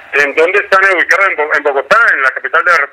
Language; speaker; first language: Spanish; native; Spanish